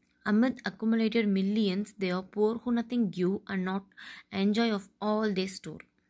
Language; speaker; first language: English; non-native, local second language; Tamil